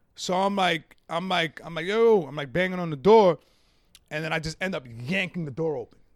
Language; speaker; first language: English; native; English